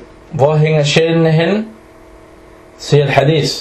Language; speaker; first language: Danish; early bilingual, other home language; Arabic